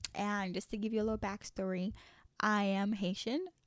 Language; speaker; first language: English; early bilingual, other home language; French